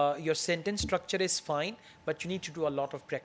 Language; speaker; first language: English; non-native, local second language; Urdu